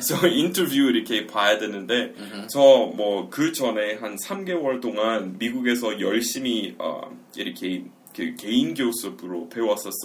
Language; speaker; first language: Korean; non-native, fluent; English